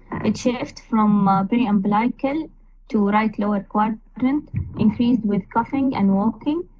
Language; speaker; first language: English; non-native, fluent; Arabic